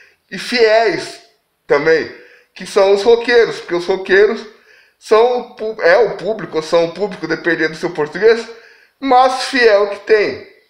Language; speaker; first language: Portuguese; native; Portuguese